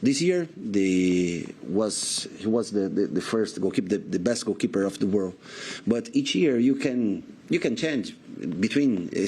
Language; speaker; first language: English; non-native, learner; Portuguese